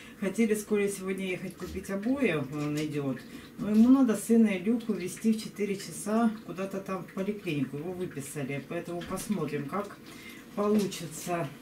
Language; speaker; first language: Russian; native; Russian